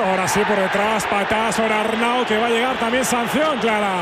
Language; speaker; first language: Spanish; native; Spanish